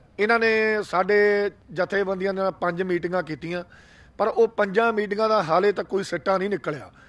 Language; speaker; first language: Punjabi; native; Punjabi